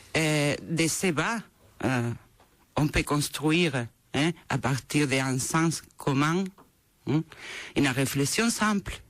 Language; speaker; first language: French; non-native, fluent; Spanish